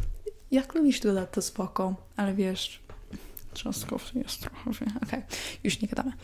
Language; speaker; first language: Polish; early bilingual, heritage; English